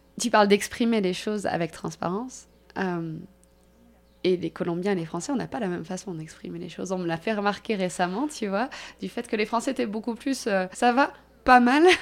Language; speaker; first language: French; native; French